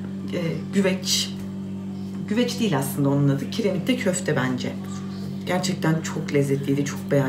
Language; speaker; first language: Turkish; native; Turkish